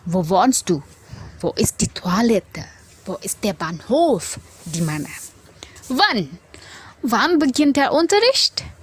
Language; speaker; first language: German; non-native, fluent; Indonesian